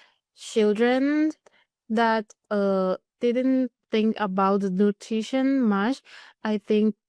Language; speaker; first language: English; non-native, learner; Thai